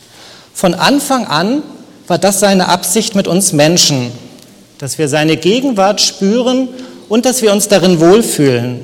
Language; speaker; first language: German; native; German